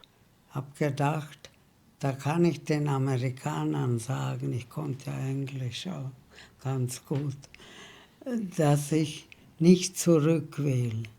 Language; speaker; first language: German; early bilingual, heritage; German